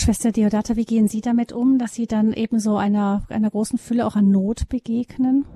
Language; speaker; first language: German; native; German